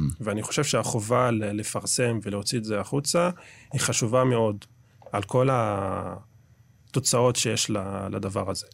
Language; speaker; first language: Hebrew; non-native, local second language; Arabic